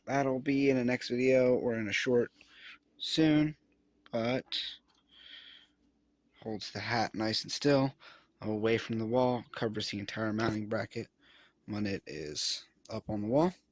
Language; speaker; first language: English; native; English